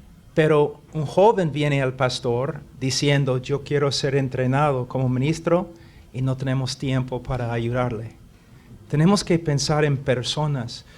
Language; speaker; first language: Spanish; non-native, fluent; English